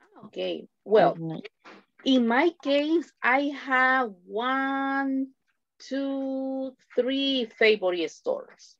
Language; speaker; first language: English; non-native, fluent; Spanish